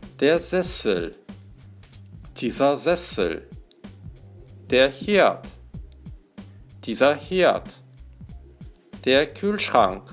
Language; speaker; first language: German; non-native, fluent; Russian